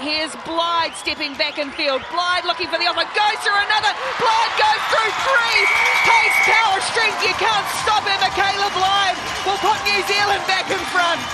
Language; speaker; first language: English; native; English